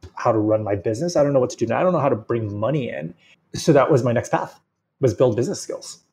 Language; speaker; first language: English; native; English